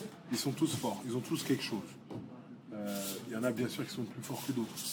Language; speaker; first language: French; native; French